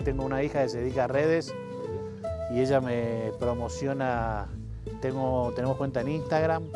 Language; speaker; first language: Spanish; native; Spanish